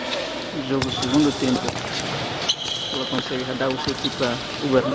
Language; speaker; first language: Portuguese; non-native, local second language; Tetum